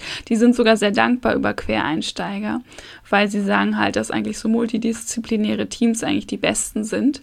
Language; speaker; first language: German; native; German